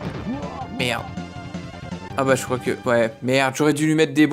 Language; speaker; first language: French; native; French